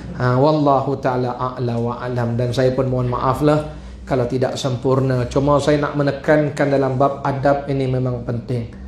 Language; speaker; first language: Malay; native; Malay